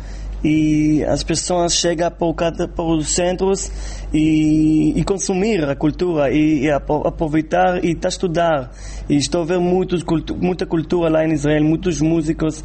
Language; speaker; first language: Portuguese; non-native, fluent; Hebrew